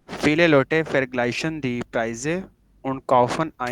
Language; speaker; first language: German; non-native, learner; Urdu